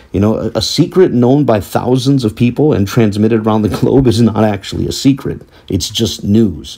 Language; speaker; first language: English; native; English